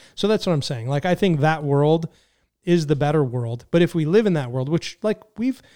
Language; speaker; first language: English; native; English